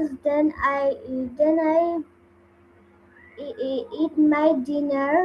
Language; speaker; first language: English; non-native, learner; Bangla